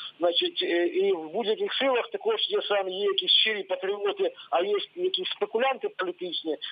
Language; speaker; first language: Ukrainian; native; Ukrainian